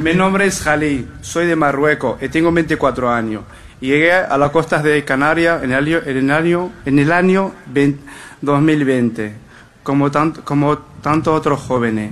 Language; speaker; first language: Spanish; non-native, fluent; Arabic